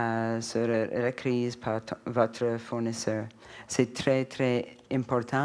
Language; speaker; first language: French; non-native, learner; English